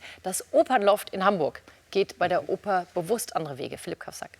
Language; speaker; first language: German; native; German